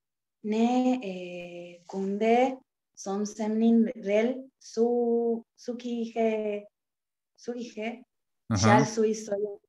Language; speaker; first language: Korean; non-native, learner; Spanish